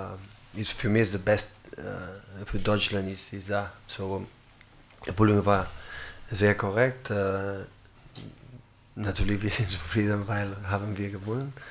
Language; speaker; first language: German; non-native, learner; Catalan